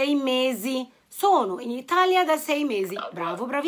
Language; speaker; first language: Italian; non-native, fluent; Arabic